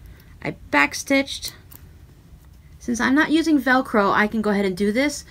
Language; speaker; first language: English; native; English